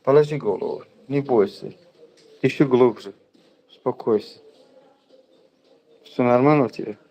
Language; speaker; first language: Russian; non-native, learner; Tajik